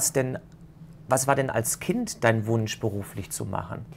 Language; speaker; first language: German; native; German